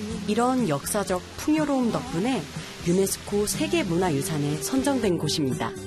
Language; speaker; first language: Korean; native; Korean